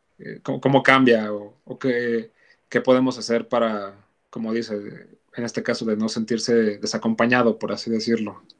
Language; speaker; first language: Spanish; native; Spanish